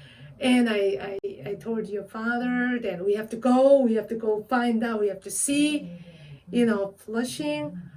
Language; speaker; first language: English; non-native, fluent; Korean